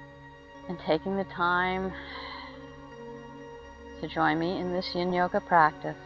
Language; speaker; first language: English; native; English